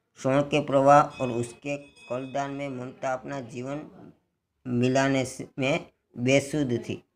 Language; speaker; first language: Hindi; non-native, local second language; Gujarati